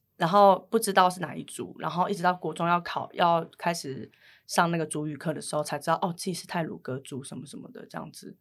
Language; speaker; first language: Chinese; native; Chinese